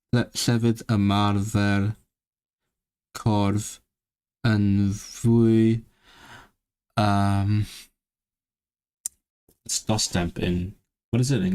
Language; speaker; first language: Welsh; non-native, learner; Cantonese